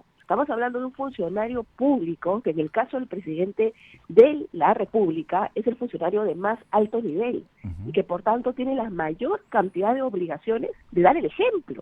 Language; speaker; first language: Spanish; native; Spanish